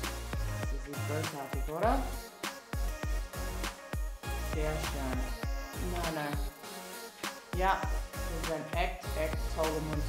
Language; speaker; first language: German; non-native, learner; English